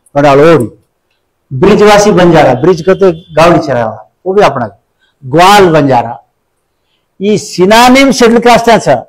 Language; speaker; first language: Hindi; non-native, local second language; Telugu